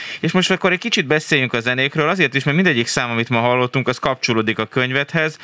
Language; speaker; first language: Hungarian; native; Hungarian